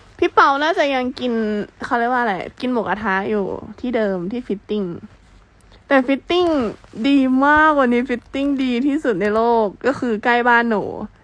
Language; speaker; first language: Thai; native; Thai